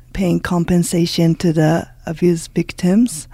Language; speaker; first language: English; early bilingual, other home language; Japanese